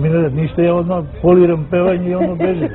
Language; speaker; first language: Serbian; non-native, local second language; Romany